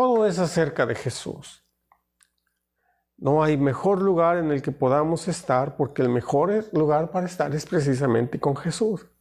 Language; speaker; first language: Spanish; native; Spanish